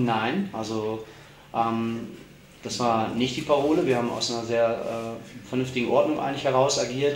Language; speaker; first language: German; native; German